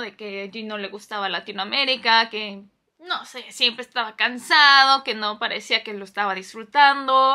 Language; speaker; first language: Spanish; non-native, fluent; Korean